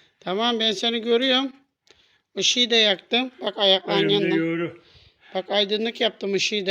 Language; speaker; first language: Turkish; native; Turkish